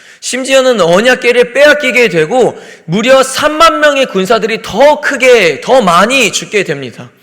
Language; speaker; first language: Korean; native; Korean